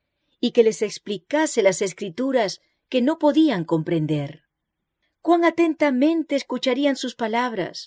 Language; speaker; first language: Spanish; native; Spanish